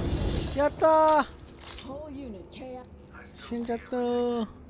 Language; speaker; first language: Japanese; non-native, learner; English